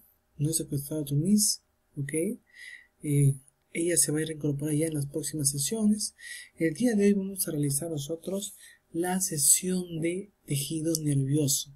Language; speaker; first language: Spanish; native; Spanish